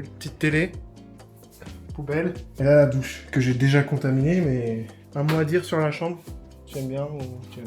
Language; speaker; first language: French; native; French